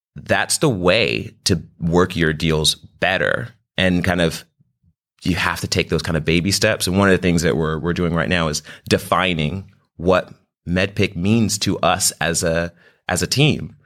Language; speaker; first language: English; native; English